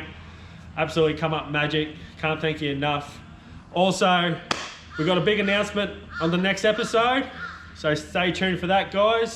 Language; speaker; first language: English; native; English